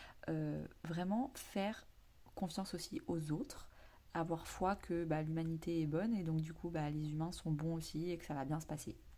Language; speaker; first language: French; native; French